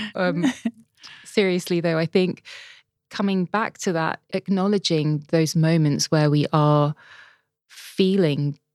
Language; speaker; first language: English; native; English